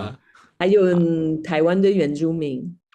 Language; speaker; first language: Chinese; non-native, fluent; French